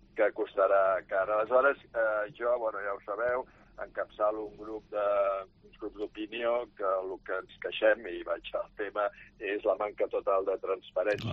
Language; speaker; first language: Catalan; native; Catalan